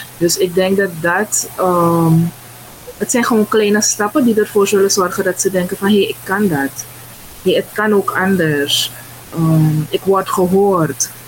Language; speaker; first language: Dutch; native; Dutch